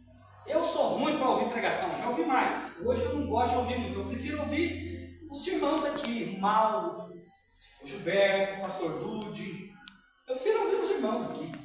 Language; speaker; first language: Portuguese; native; Portuguese